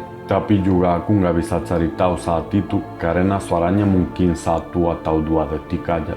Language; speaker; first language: Indonesian; non-native, fluent; Spanish